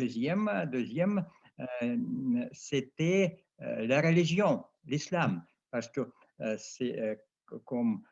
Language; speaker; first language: French; non-native, fluent; Russian